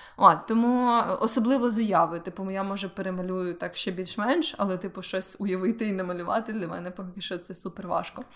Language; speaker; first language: Ukrainian; native; Ukrainian